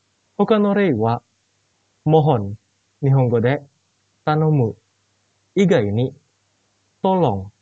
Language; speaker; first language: Japanese; non-native, fluent; Indonesian